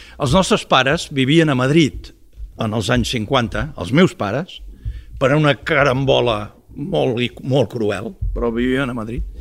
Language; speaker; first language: Catalan; early bilingual, heritage; Catalan